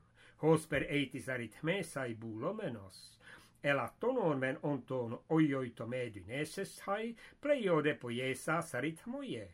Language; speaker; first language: Greek; non-native, fluent; English